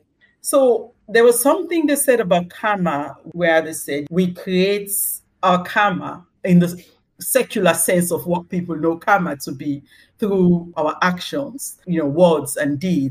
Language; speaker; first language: English; non-native, local second language; Krio